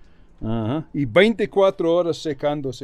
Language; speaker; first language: Spanish; non-native, fluent; English